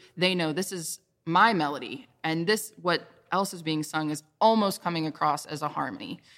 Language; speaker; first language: English; native; English